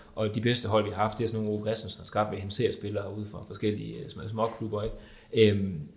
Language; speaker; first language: Danish; native; Danish